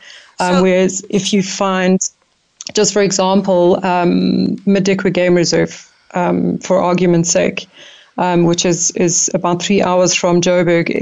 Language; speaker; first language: English; native; English